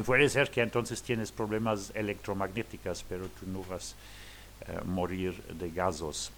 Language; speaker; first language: Spanish; non-native, learner; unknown